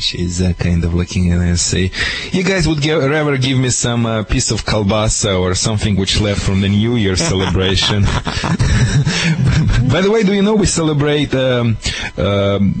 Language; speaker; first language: English; non-native, fluent; Romanian